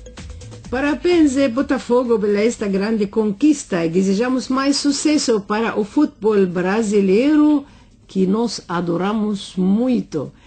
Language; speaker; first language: Portuguese; non-native, fluent; Arabic